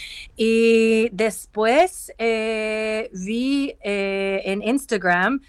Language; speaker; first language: Spanish; non-native, learner; English